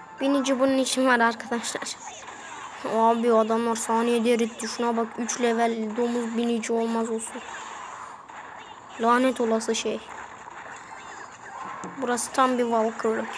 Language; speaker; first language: Turkish; native; Turkish